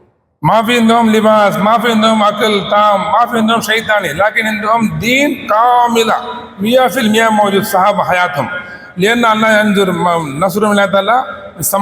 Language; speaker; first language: Arabic; non-native, learner; Indonesian